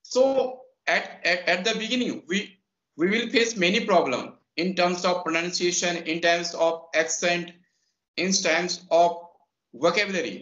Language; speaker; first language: English; non-native, local second language; Hindi